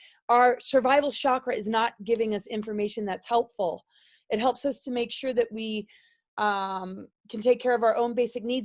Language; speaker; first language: English; native; English